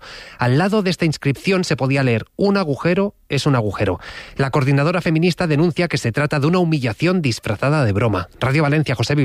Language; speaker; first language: Spanish; native; Spanish